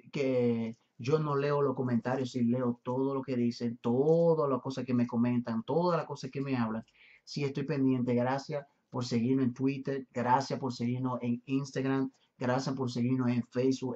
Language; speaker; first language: Spanish; native; Spanish